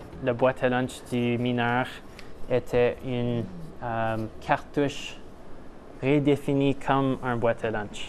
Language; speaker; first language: French; non-native, local second language; English